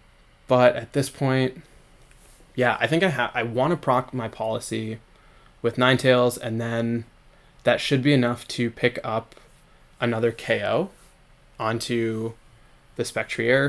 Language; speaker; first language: English; native; English